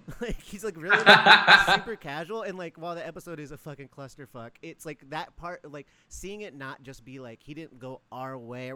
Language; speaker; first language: English; native; English